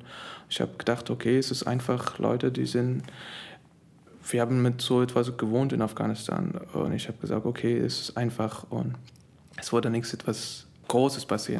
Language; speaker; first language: German; non-native, fluent; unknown